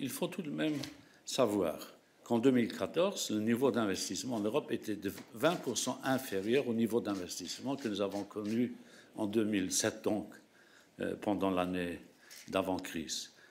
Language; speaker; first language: French; non-native, local second language; Luxembourgish